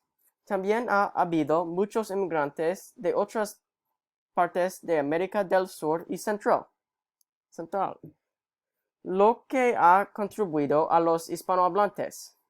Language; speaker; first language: Spanish; non-native, learner; English